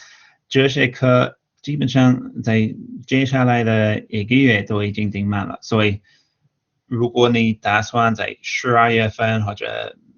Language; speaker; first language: Chinese; non-native, fluent; English